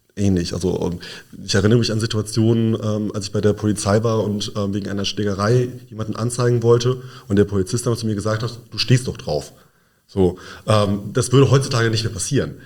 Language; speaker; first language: German; native; German